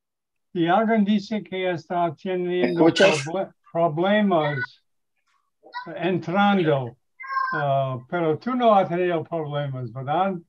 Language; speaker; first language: Spanish; non-native, learner; English